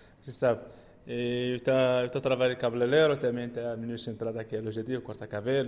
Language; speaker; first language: Portuguese; non-native, learner; Arabic